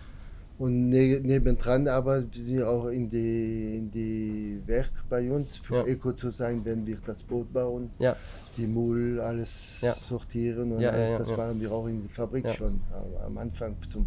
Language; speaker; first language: German; non-native, learner; French